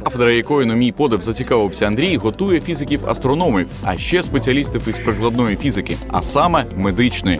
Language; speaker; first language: Ukrainian; native; Ukrainian